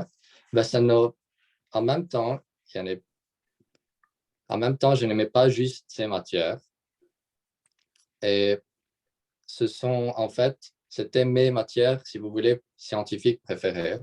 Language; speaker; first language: French; non-native, local second language; Arabic